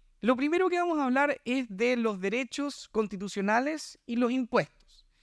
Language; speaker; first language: Spanish; native; Spanish